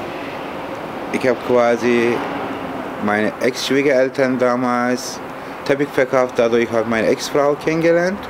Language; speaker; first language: German; non-native, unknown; Turkish